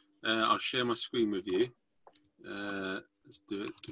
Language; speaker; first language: English; native; English